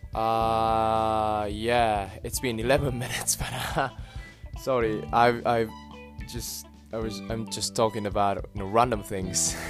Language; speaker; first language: English; non-native, fluent; Japanese